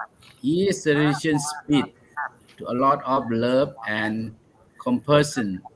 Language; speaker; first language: English; non-native, learner; Thai